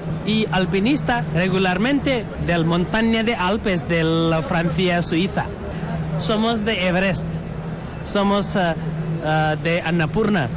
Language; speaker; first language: Spanish; non-native, learner; Nepali